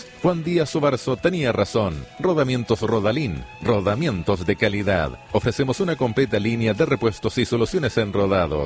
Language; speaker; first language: Spanish; native; Spanish